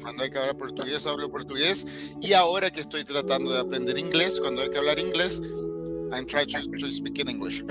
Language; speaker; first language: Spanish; early bilingual, heritage; Spanish